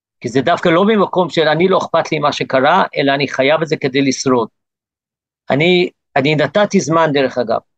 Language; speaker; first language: Hebrew; early bilingual, other home language; English